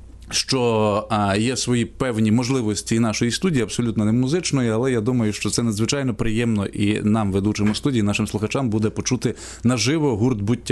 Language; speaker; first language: Ukrainian; native; Ukrainian